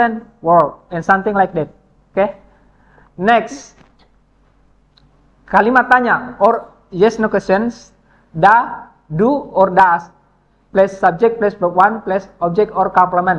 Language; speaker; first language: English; non-native, fluent; Indonesian